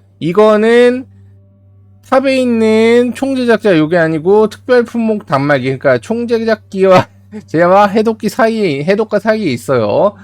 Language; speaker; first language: Korean; native; Korean